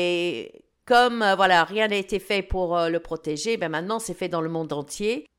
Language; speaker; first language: French; non-native, fluent; English